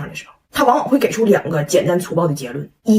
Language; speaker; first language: Chinese; native; Chinese